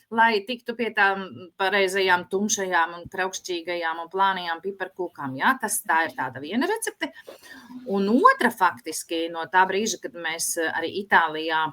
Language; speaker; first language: Latvian; native; Latvian